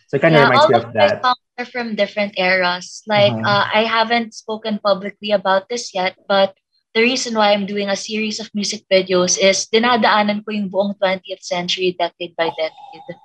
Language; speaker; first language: English; non-native, local second language; Filipino